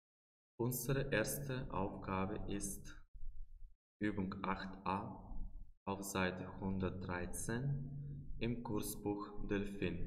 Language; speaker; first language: German; non-native, fluent; Macedonian